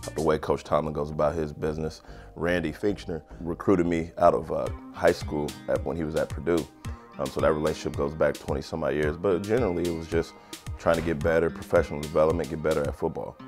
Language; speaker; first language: English; native; English